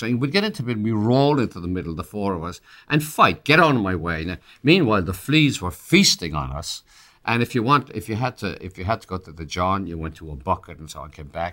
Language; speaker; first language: English; native; English